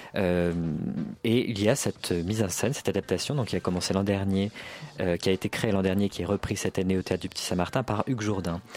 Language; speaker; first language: French; native; French